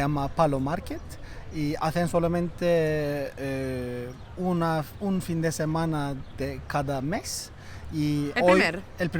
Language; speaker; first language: Spanish; non-native, fluent; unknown